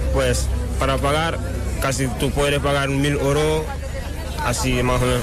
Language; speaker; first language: Spanish; non-native, learner; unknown